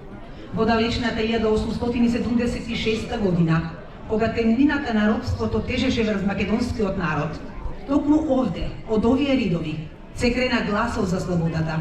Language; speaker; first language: Macedonian; native; Macedonian